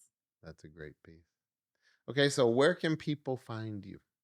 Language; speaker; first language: English; native; English